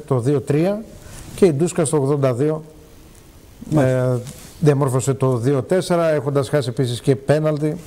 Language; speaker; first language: Greek; native; Greek